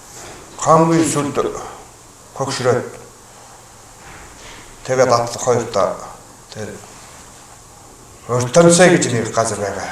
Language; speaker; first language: Mongolian; non-native, local second language; Kazakh